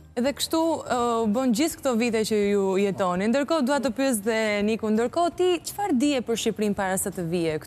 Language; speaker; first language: Albanian; native; Albanian